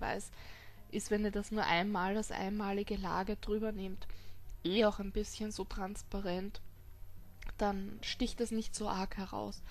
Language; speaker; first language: German; native; German